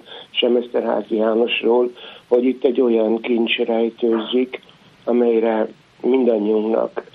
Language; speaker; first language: Hungarian; native; Hungarian